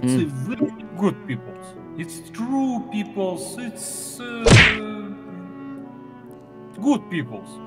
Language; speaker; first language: English; non-native, learner; Russian